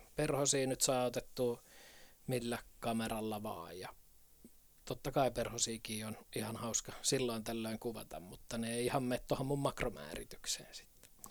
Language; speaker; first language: Finnish; native; Finnish